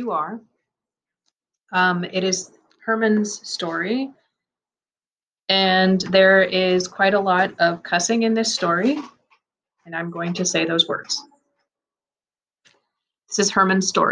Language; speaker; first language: English; early bilingual, other home language; Persian